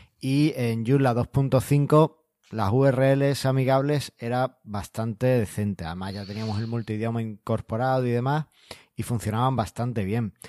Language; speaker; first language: Spanish; native; Spanish